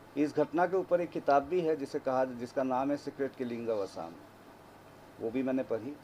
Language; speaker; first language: Hindi; non-native, local second language; Assamese